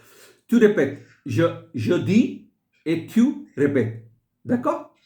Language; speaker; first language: French; non-native, fluent; Hindi